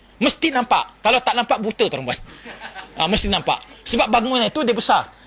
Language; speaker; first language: Malay; non-native, local second language; Chinese